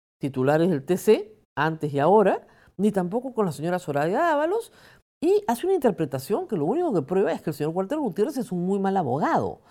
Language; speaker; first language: Spanish; native; Spanish